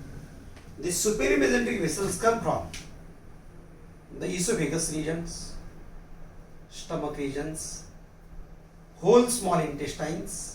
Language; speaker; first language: English; non-native, local second language; Marathi